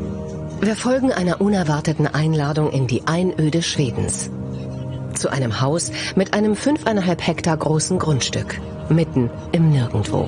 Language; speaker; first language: German; native; German